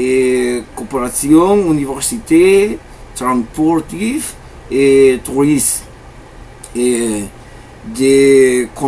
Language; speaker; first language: French; non-native, learner; Spanish